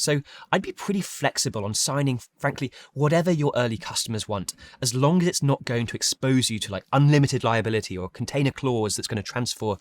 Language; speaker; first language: English; native; English